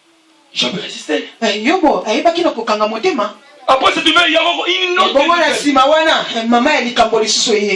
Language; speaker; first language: French; non-native, local second language; Lingala